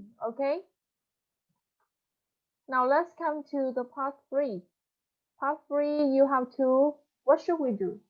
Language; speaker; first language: English; non-native, fluent; Vietnamese